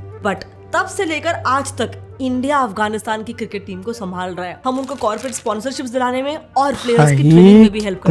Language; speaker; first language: Hindi; native; Hindi